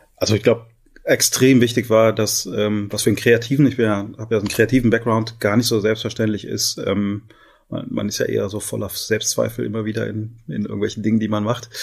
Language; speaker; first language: German; native; German